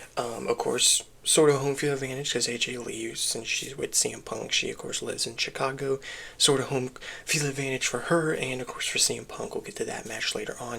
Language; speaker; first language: English; native; English